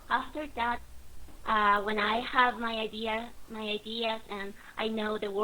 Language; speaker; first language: English; non-native, learner; Spanish